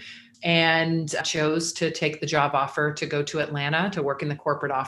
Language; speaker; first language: English; native; English